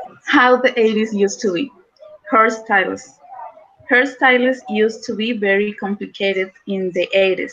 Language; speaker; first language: English; non-native, learner; Spanish